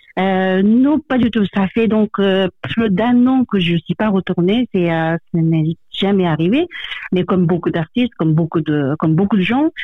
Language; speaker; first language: French; non-native, fluent; Japanese